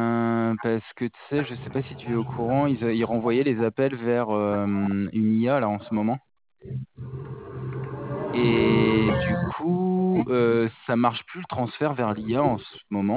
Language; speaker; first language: French; native; French